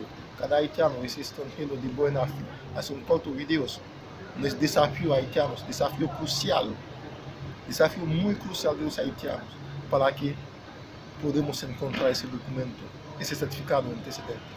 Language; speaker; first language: Spanish; non-native, fluent; Haitian Creole